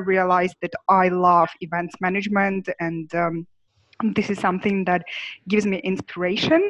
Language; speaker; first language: English; non-native, fluent; Ukrainian